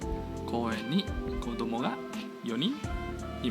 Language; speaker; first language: Japanese; non-native, fluent; Indonesian